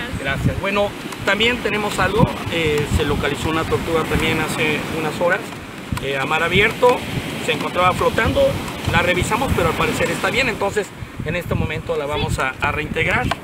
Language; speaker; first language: Spanish; native; Spanish